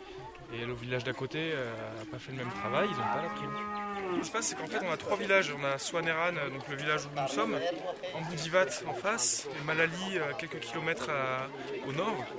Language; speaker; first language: French; native; French